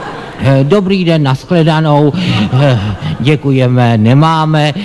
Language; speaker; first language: Czech; native; Czech